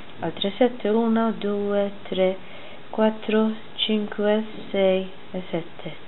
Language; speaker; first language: Italian; non-native, fluent; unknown